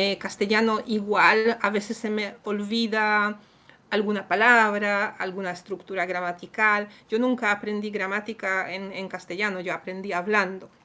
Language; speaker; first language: Spanish; non-native, fluent; Polish